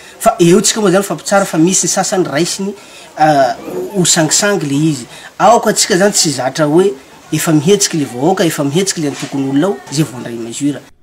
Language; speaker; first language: Malagasy; native; Malagasy